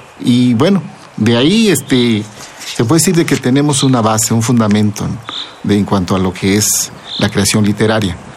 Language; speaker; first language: Spanish; non-native, local second language; Zapotec